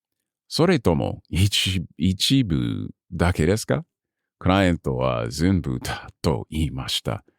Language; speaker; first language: Japanese; non-native, learner; English